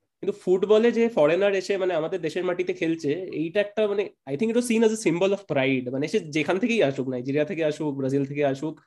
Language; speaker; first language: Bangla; native; Bangla